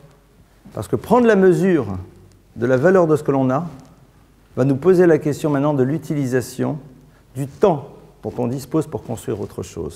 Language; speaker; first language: French; native; French